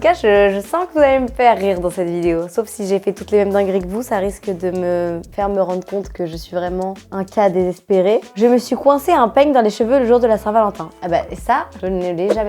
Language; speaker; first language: French; native; French